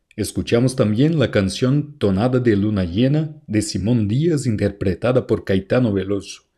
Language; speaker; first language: Spanish; non-native, fluent; Portuguese